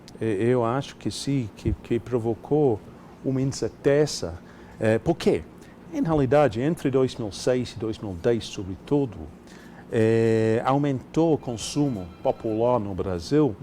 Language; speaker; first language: Portuguese; non-native, fluent; English